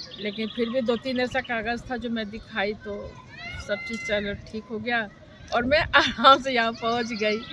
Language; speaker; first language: Hindi; native; Hindi